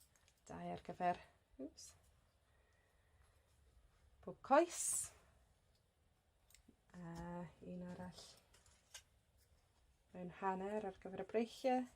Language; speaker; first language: Welsh; non-native, local second language; English